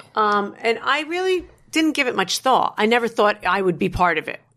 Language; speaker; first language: English; native; English